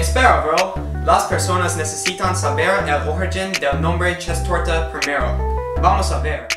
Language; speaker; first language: Spanish; non-native, learner; English